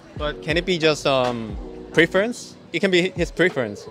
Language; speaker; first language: English; non-native, fluent; Korean